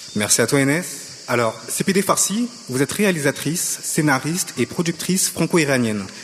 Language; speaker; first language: French; native; French